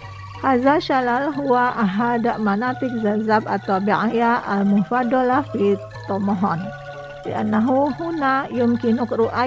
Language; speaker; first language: Arabic; non-native, learner; Indonesian